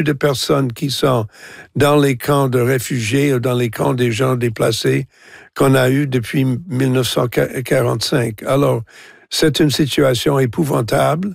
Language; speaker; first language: French; non-native, local second language; English